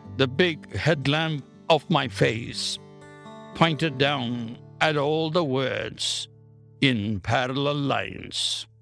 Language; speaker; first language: English; non-native, local second language; Tamil